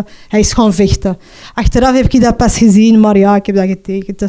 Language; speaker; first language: Dutch; non-native, local second language; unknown